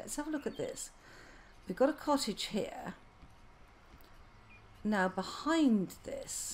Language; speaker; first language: English; native; English